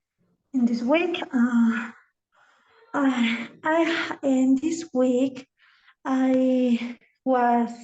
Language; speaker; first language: English; non-native, learner; Spanish